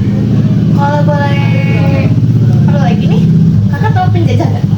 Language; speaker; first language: Indonesian; native; Indonesian